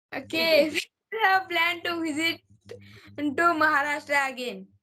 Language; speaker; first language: English; non-native, learner; Marathi